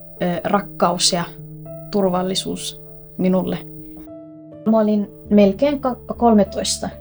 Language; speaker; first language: Finnish; non-native, fluent; Somali